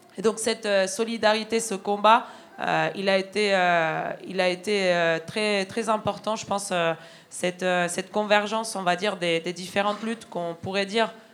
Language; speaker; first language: French; non-native, fluent; Spanish